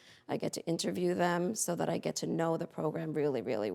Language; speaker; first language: English; native; English